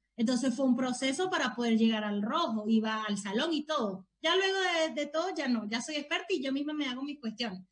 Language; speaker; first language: Spanish; native; Spanish